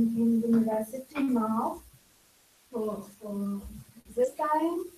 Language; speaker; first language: English; non-native, learner; Ukrainian